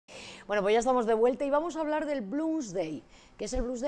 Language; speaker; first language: Spanish; native; Spanish